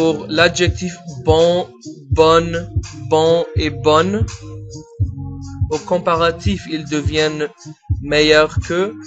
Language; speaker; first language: French; non-native, fluent; English